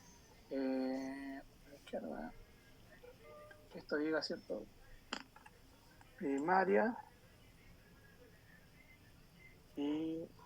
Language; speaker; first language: Spanish; native; Spanish